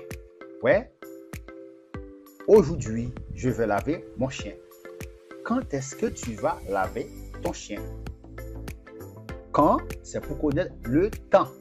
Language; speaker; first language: French; non-native, fluent; Portuguese